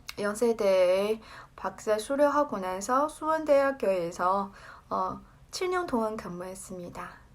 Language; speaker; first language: Korean; non-native, fluent; Chinese